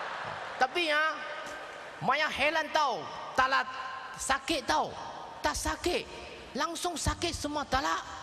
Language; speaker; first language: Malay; non-native, local second language; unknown